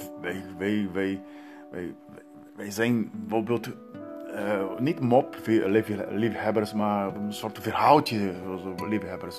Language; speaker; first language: Dutch; non-native, learner; Portuguese